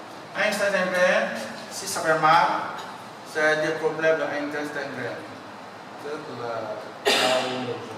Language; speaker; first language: French; non-native, learner; Vietnamese